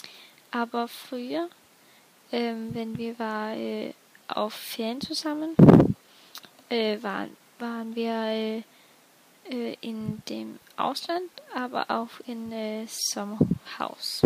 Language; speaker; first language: German; non-native, learner; Danish